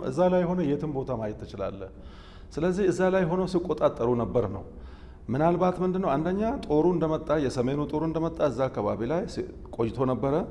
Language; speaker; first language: Amharic; non-native, local second language; Oromo